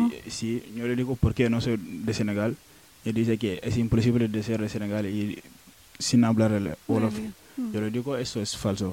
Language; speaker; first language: Spanish; non-native, learner; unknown